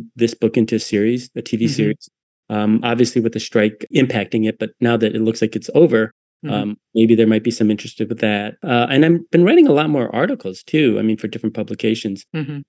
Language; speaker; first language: English; native; English